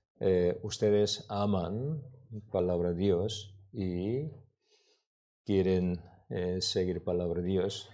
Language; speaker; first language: Spanish; non-native, learner; Korean